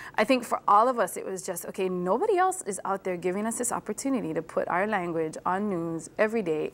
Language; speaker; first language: English; native; English